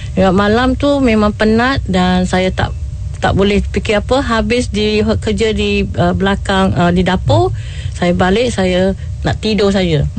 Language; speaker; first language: Malay; non-native, local second language; Chinese